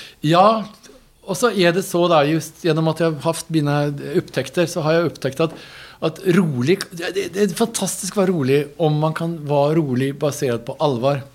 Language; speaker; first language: Swedish; native; Swedish